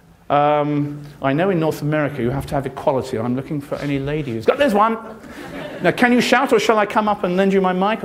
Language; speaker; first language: English; native; English